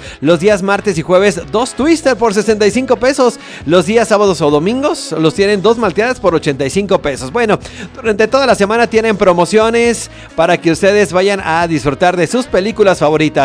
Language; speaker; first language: Spanish; native; Spanish